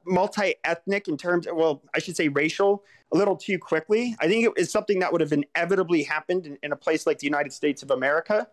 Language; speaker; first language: English; native; English